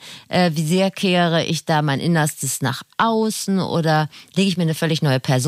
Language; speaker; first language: German; native; German